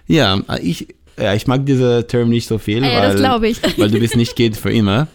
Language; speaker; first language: German; non-native, learner; Hebrew